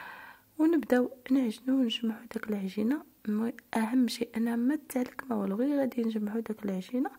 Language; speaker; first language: Arabic; native; Arabic